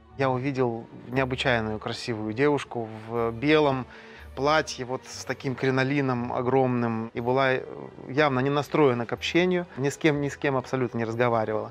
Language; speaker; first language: Russian; native; Russian